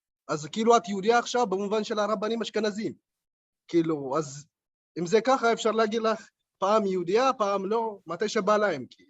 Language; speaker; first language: Hebrew; early bilingual, other home language; Amharic